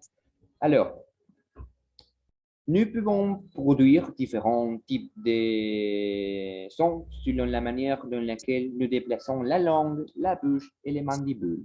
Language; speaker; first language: French; non-native, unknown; Spanish